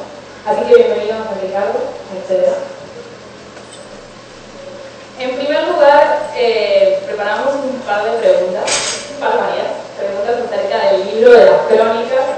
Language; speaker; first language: Spanish; native; Spanish